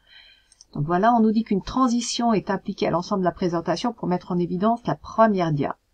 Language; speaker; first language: French; native; French